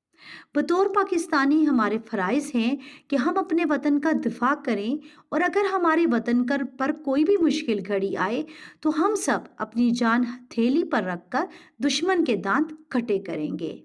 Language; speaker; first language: Urdu; native; Urdu